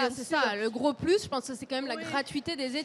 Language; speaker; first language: French; native; French